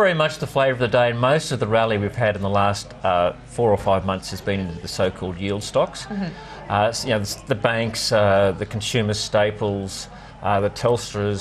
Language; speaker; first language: English; native; English